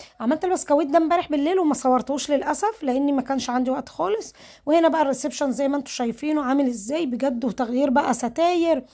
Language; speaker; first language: Arabic; native; Arabic